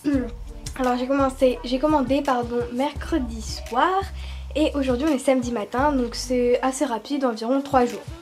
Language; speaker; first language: French; native; French